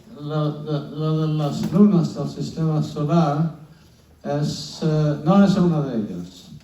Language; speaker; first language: Spanish; non-native, fluent; English